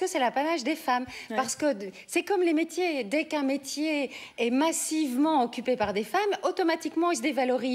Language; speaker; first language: French; native; French